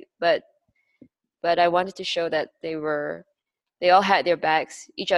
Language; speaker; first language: English; non-native, local second language; Cantonese